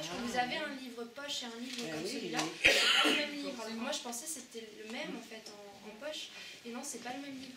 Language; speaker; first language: French; native; French